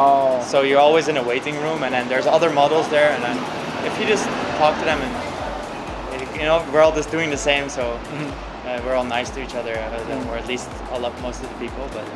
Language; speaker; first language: English; non-native, fluent; Dutch